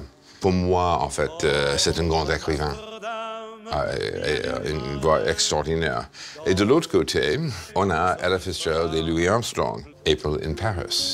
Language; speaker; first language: French; non-native, fluent; English